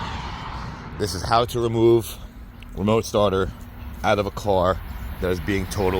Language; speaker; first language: English; native; English